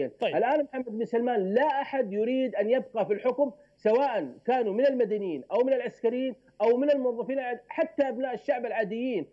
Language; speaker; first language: Arabic; native; Arabic